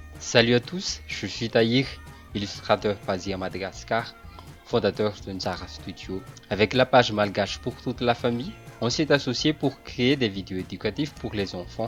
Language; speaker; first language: French; non-native, local second language; Malagasy